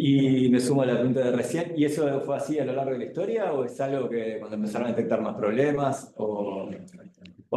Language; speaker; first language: Spanish; native; Spanish